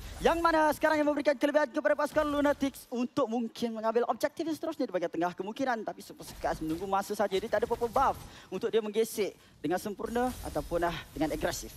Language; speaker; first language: Malay; native; Malay